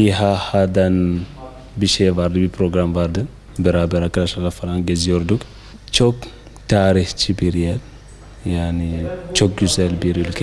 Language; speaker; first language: Turkish; non-native, learner; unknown